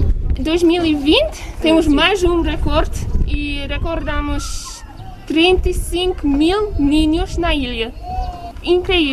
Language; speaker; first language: Portuguese; non-native, learner; English